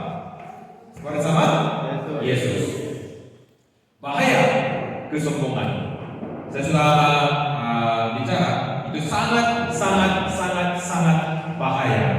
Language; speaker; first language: Indonesian; non-native, fluent; Korean